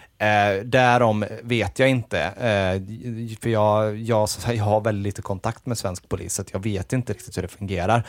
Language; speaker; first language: Swedish; native; Swedish